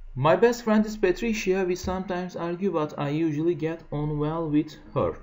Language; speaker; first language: English; non-native, fluent; Turkish